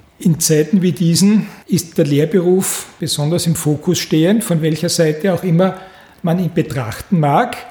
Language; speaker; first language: German; native; German